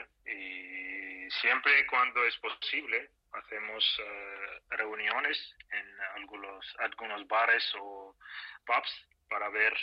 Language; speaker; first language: Spanish; non-native, fluent; Russian